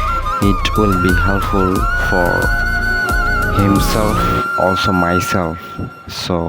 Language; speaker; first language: English; non-native, learner; Bangla